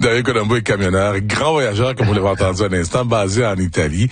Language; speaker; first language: French; native; French